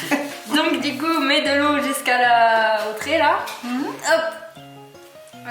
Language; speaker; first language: French; native; French